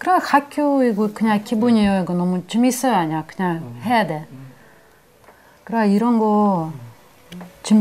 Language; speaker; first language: Korean; non-native, learner; Russian